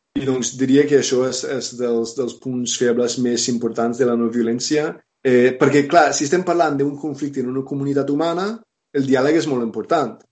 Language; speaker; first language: Catalan; non-native, fluent; English